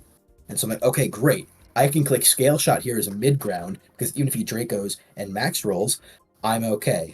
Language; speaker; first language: English; native; English